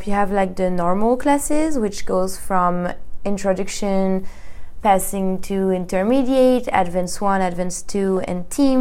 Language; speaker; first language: English; non-native, fluent; French